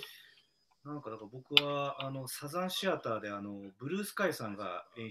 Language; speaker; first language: Japanese; native; Japanese